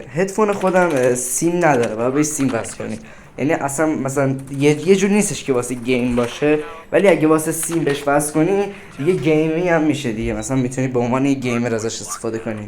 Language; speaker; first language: Persian; native; Persian